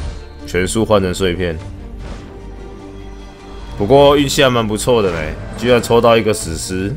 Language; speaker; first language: Chinese; native; Chinese